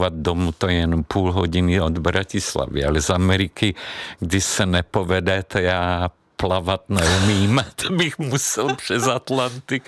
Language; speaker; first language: Czech; non-native, fluent; Hungarian